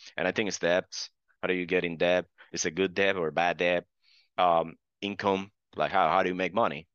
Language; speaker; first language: English; non-native, fluent; Spanish